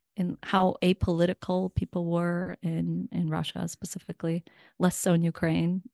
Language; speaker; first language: English; non-native, fluent; Russian